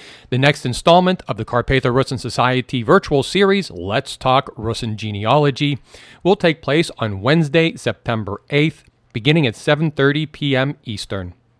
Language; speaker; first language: English; native; English